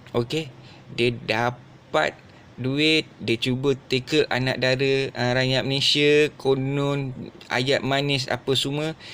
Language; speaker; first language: Malay; native; Malay